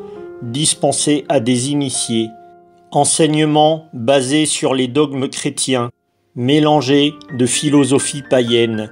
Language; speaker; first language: French; native; French